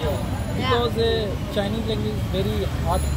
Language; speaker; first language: English; non-native, learner; Hindi